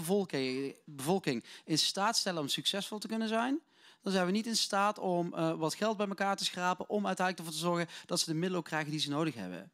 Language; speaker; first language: Dutch; native; Dutch